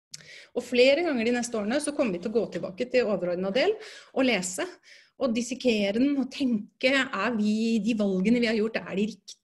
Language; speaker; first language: Norwegian; native; Norwegian